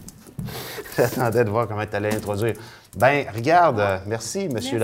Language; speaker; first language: French; native; French